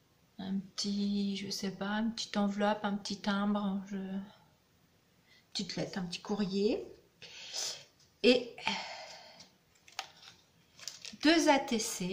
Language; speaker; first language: French; native; French